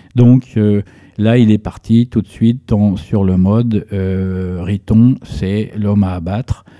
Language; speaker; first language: French; native; French